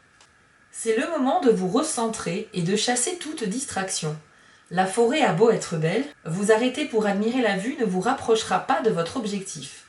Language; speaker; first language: French; native; French